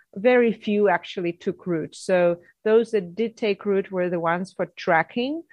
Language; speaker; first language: English; non-native, fluent; Russian